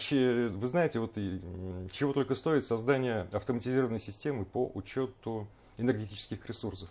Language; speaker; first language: Russian; native; Russian